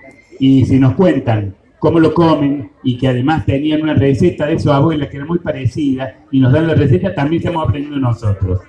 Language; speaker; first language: Spanish; native; Spanish